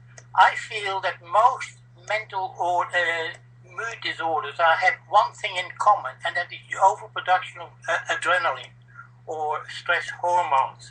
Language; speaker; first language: English; non-native, fluent; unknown